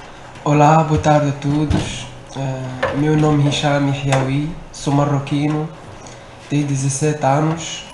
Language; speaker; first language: Portuguese; non-native, learner; Arabic